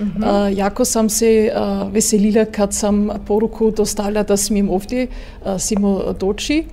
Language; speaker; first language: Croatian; early bilingual, heritage; Croatian